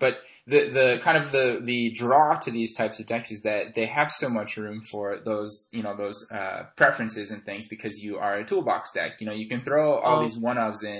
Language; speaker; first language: English; native; English